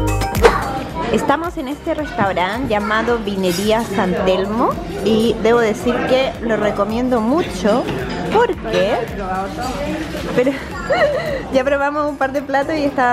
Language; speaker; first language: Spanish; native; Spanish